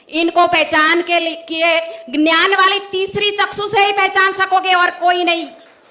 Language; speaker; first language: Hindi; non-native, local second language; Gujarati